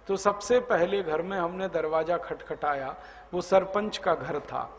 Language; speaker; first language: Hindi; native; Hindi